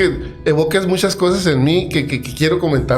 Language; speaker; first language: Spanish; native; Spanish